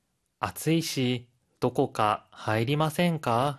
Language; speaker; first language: Japanese; non-native, fluent; Korean